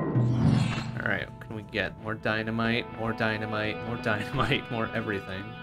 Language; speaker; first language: English; native; English